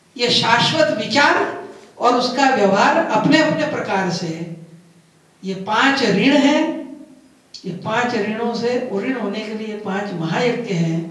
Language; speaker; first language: Hindi; non-native, local second language; Gujarati